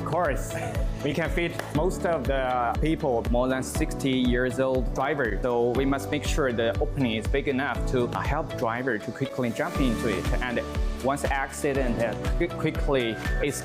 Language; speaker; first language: English; non-native, learner; Chinese